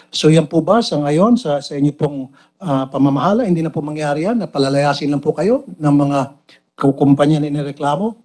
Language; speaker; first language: Filipino; native; Filipino